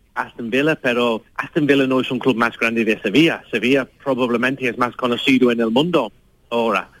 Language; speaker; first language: Spanish; non-native, fluent; English